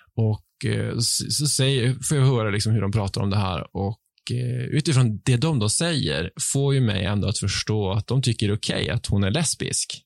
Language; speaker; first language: Swedish; native; Swedish